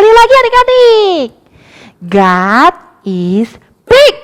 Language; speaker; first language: Indonesian; native; Indonesian